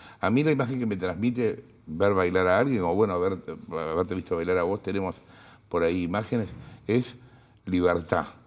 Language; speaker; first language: Spanish; native; Spanish